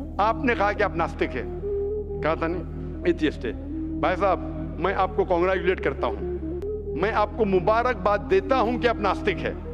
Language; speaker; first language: Hindi; non-native, local second language; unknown